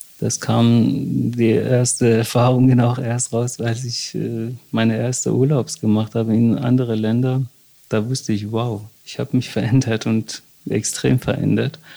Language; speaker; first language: German; non-native, fluent; Persian